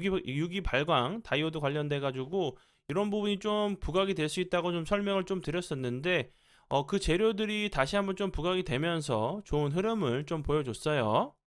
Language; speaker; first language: Korean; native; Korean